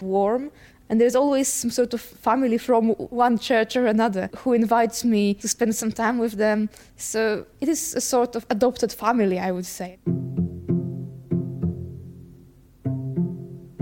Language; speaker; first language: English; non-native, fluent; Polish